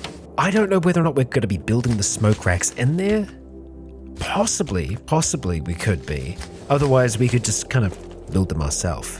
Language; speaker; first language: English; native; English